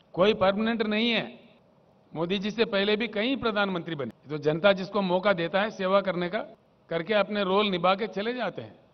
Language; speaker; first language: Hindi; non-native, local second language; Telugu